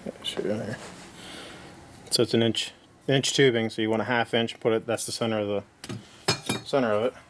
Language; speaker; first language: English; native; English